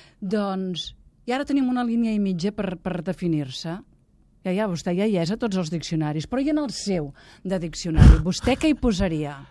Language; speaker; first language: Catalan; native; Catalan